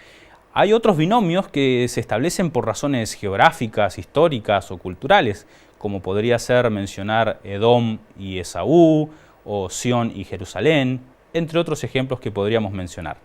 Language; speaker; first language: Spanish; native; Spanish